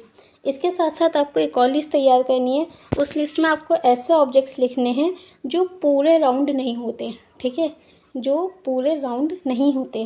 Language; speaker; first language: Hindi; native; Hindi